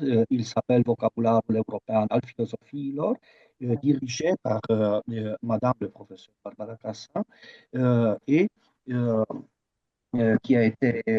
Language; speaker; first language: French; non-native, fluent; Romanian